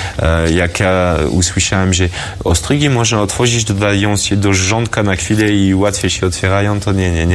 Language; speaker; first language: Polish; non-native, fluent; French